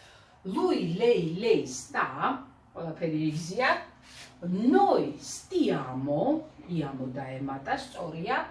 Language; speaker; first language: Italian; non-native, fluent; Georgian